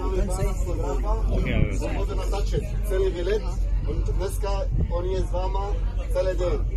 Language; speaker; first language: Czech; non-native, fluent; Arabic